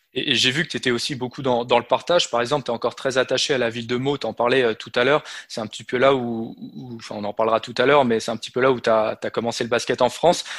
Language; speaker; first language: French; native; French